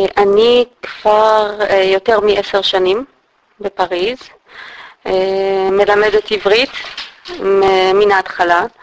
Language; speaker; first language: Hebrew; native; Hebrew